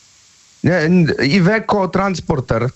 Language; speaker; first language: German; non-native, learner; Polish